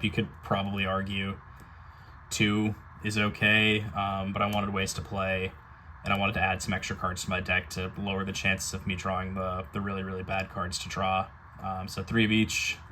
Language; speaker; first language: English; native; English